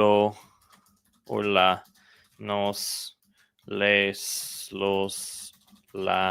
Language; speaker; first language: Spanish; non-native, fluent; English